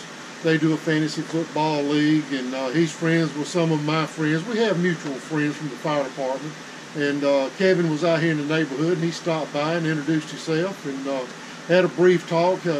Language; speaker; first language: English; native; English